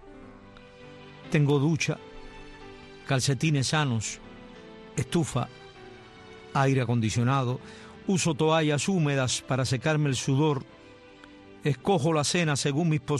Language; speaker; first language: Spanish; native; Spanish